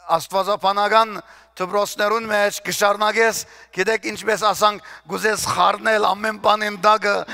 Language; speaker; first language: Armenian; early bilingual, heritage; Armenian